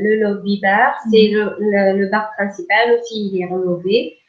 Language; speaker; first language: French; non-native, local second language; Arabic